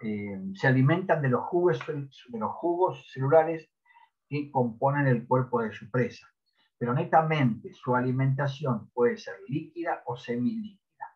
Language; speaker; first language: Spanish; native; Spanish